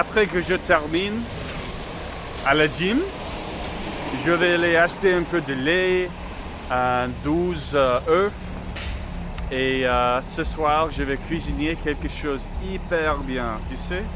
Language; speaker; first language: French; non-native, learner; English